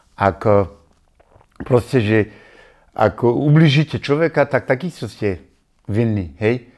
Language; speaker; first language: Slovak; non-native, fluent; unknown